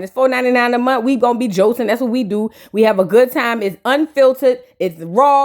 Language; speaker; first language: English; native; English